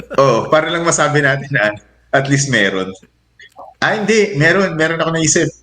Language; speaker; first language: Filipino; native; Filipino